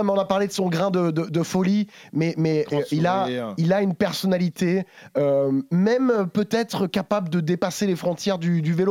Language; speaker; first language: French; native; French